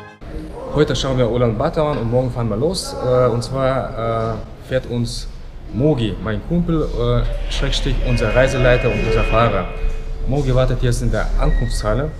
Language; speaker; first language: German; native; German